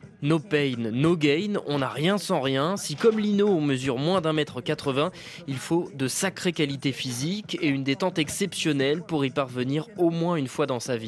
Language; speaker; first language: French; native; French